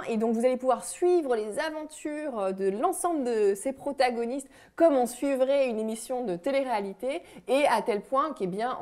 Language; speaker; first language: French; native; French